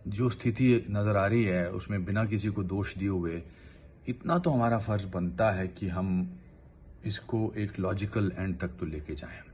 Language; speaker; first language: Hindi; native; Hindi